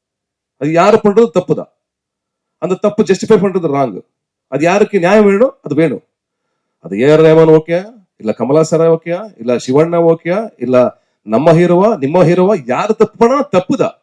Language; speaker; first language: Tamil; non-native, learner; Kannada